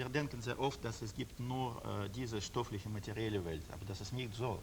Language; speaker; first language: German; non-native, learner; Russian